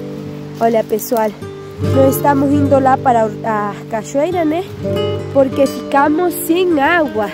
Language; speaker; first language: Portuguese; non-native, local second language; Spanish